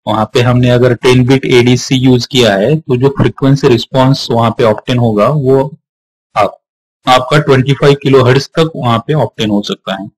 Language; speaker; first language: Hindi; non-native, local second language; Marathi